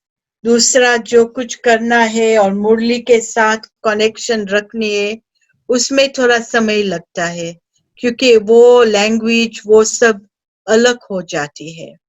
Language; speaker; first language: Hindi; early bilingual, heritage; Hindi